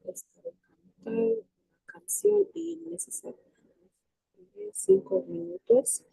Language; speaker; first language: Spanish; non-native, learner; English